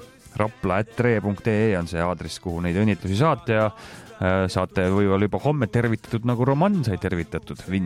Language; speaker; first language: Estonian; native; Estonian